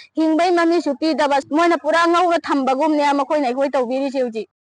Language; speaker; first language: Manipuri; native; Manipuri